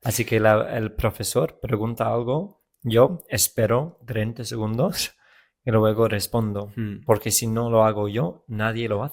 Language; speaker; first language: Spanish; non-native, fluent; English